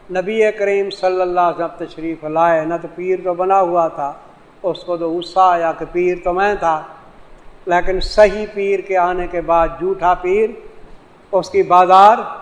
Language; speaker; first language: Urdu; non-native, local second language; Saraiki